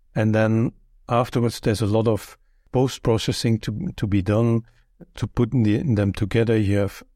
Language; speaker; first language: English; non-native, fluent; Dutch